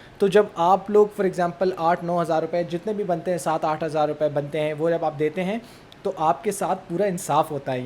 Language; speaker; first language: Urdu; early bilingual, heritage; Urdu